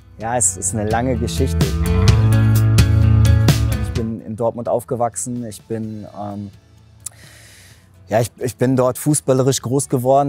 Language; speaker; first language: German; native; German